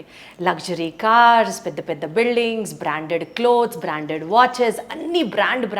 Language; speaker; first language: Telugu; native; Telugu